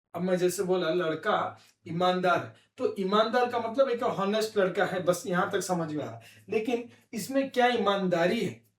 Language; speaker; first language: Hindi; non-native, local second language; Telugu